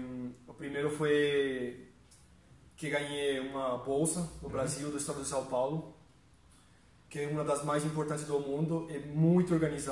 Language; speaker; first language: Portuguese; non-native, fluent; Spanish